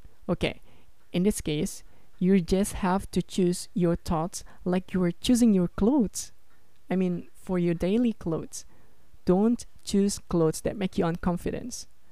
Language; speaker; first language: English; non-native, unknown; Indonesian